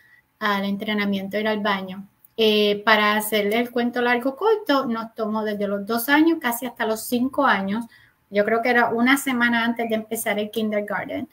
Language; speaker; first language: Spanish; native; Spanish